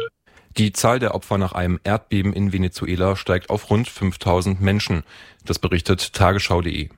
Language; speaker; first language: German; native; German